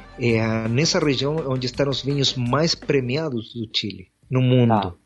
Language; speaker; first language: Portuguese; non-native, fluent; Spanish